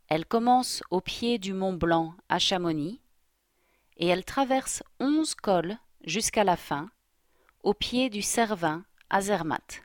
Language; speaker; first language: French; non-native, learner; English